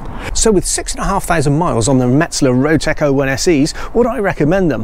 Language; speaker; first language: English; native; English